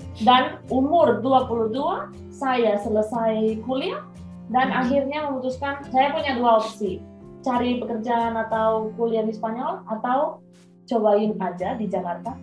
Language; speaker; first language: Indonesian; non-native, fluent; Spanish